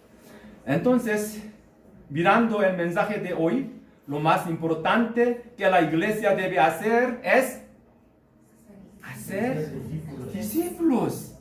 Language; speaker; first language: Spanish; non-native, learner; Korean